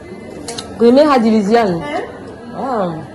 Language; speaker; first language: Spanish; non-native, learner; French